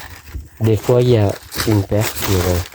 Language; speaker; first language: French; non-native, learner; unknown